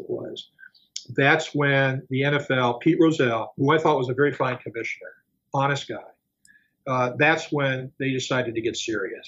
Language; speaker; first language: English; native; English